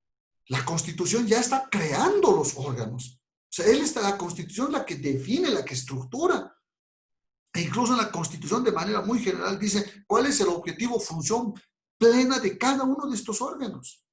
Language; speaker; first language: Spanish; native; Spanish